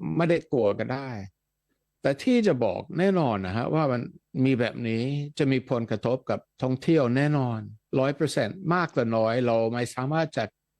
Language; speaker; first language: Thai; non-native, fluent; Dutch